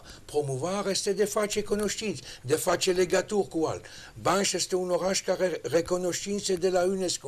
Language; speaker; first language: Romanian; non-native, learner; French